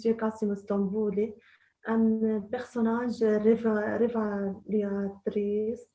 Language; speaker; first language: French; non-native, local second language; Arabic